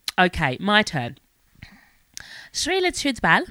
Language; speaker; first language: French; non-native, learner; English